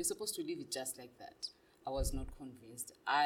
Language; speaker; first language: English; non-native, local second language; Xhosa